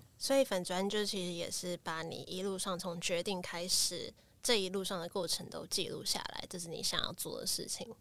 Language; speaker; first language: Chinese; native; Chinese